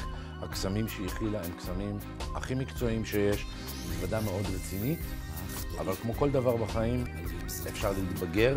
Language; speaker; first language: Hebrew; native; Hebrew